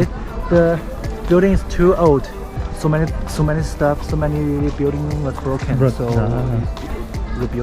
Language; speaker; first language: English; non-native, learner; Chinese